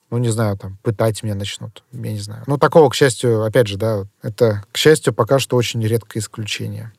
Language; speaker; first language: Russian; native; Russian